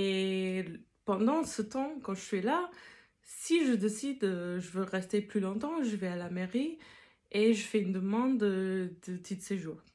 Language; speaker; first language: French; non-native, fluent; English